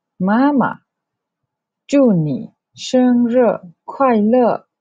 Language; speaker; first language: Chinese; non-native, local second language; Malay